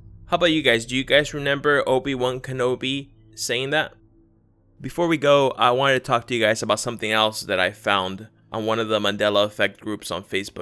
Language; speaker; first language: English; native; English